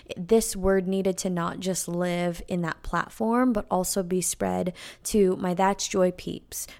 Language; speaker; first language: English; native; English